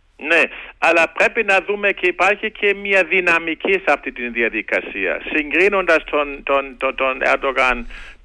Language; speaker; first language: Greek; non-native, fluent; German